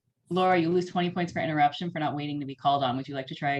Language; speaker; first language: English; native; English